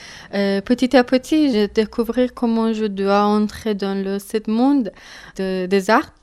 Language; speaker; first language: French; non-native, learner; Persian